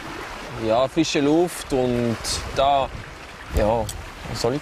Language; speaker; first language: German; non-native, local second language; French